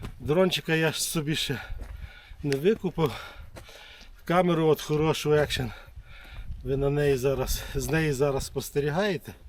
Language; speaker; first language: Ukrainian; native; Ukrainian